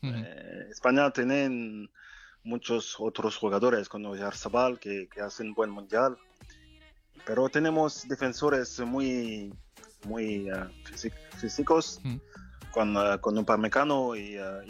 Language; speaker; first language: Spanish; non-native, fluent; French